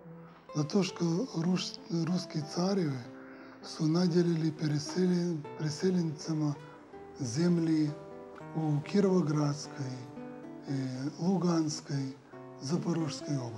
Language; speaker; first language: Ukrainian; early bilingual, heritage; Serbian